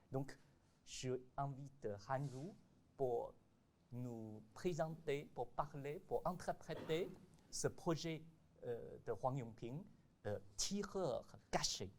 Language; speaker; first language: French; non-native, fluent; Chinese